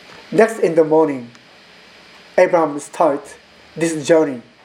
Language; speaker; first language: English; non-native, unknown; Korean